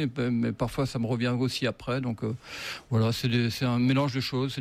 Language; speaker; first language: French; native; French